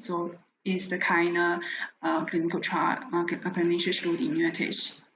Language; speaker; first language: German; non-native, fluent; Chinese